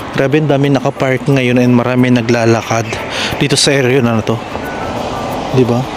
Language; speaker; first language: Filipino; native; Filipino